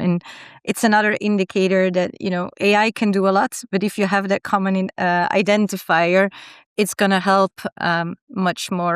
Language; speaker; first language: English; non-native, fluent; German